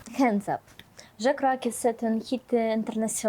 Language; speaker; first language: French; non-native, learner; Russian